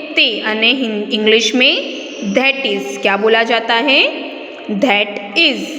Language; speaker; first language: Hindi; non-native, local second language; Gujarati